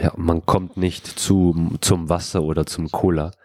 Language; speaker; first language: German; non-native, fluent; Chinese